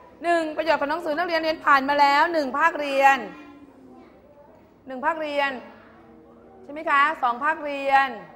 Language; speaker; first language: Thai; native; Thai